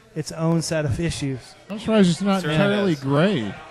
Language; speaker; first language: English; native; English